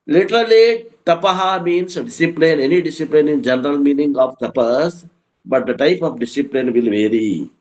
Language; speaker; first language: English; non-native, local second language; Kannada